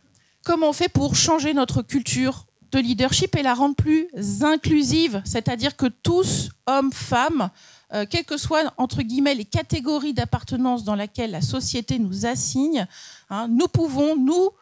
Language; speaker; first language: French; native; French